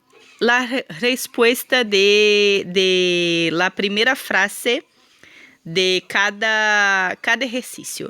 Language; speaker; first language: Spanish; non-native, fluent; Portuguese